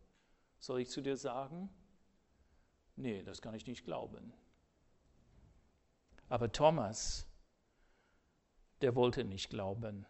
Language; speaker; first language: German; non-native, fluent; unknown